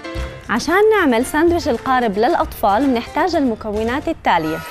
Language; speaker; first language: Arabic; native; Arabic